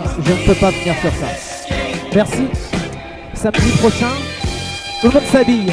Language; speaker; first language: French; native; French